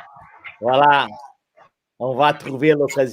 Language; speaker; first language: French; non-native, fluent; Portuguese